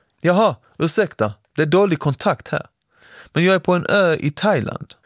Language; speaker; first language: Swedish; early bilingual, other home language; Persian